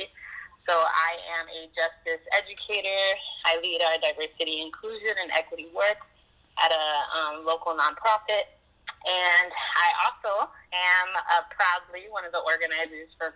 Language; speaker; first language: English; native; English